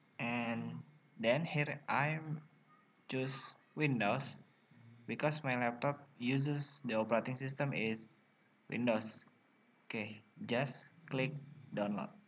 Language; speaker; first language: English; non-native, learner; Indonesian